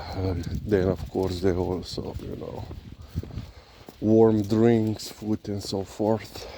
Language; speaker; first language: English; non-native, fluent; Slovenian